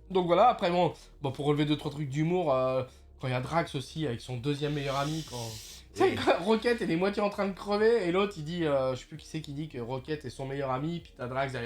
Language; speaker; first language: French; native; French